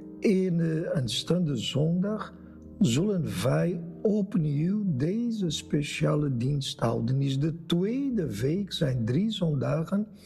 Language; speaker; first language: Dutch; non-native, fluent; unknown